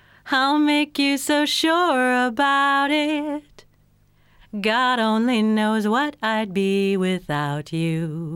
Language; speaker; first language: English; native; English